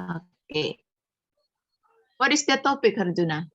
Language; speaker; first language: English; non-native, fluent; Indonesian